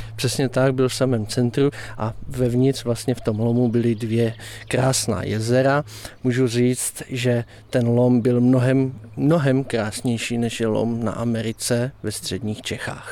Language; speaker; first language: Czech; native; Czech